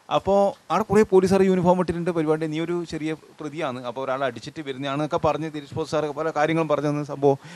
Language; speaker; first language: Malayalam; native; Malayalam